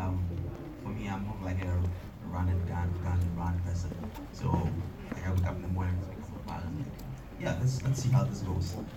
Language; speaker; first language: English; non-native, local second language; Ga